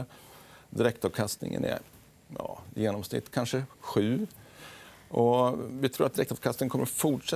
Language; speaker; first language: Swedish; native; Swedish